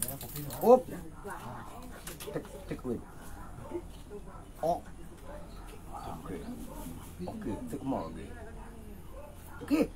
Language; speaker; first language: English; non-native, learner; Balinese